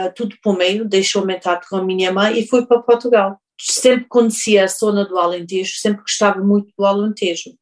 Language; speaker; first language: Portuguese; non-native, fluent; German